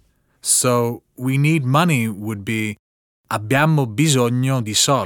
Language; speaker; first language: Italian; non-native, learner; English